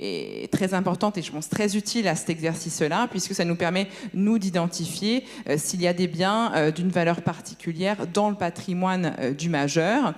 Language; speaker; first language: French; native; French